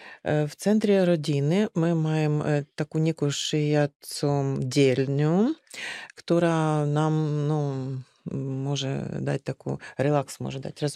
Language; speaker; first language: Slovak; non-native, learner; Ukrainian